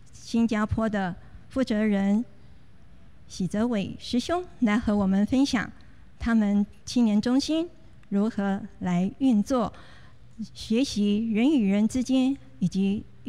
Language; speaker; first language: Chinese; native; Chinese